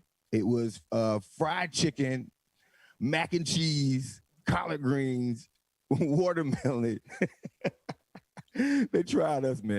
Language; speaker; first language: English; native; English